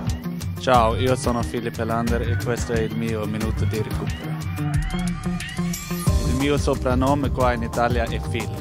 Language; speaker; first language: Italian; non-native, learner; Swedish